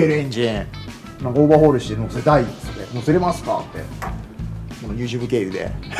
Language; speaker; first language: Japanese; native; Japanese